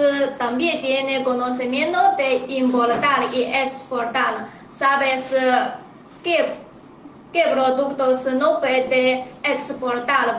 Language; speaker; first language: Spanish; non-native, learner; Chinese